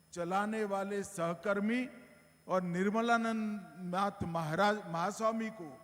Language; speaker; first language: Hindi; non-native, local second language; Gujarati